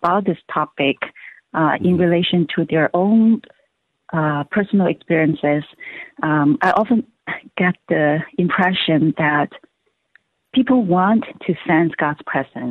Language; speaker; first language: English; non-native, local second language; Cantonese